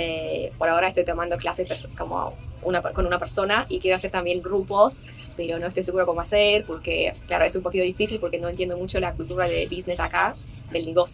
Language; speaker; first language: Spanish; non-native, fluent; Russian